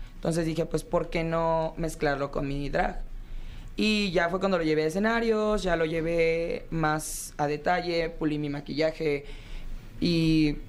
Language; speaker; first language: Spanish; native; Spanish